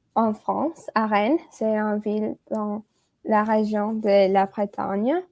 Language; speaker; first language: French; non-native, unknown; English